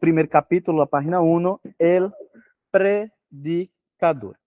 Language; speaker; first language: Spanish; non-native, fluent; Portuguese